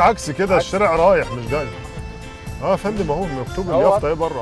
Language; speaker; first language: Arabic; native; Arabic